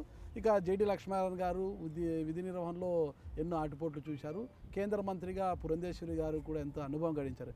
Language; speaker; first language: Telugu; native; Telugu